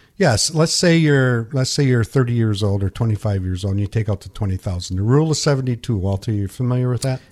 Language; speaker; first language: English; native; English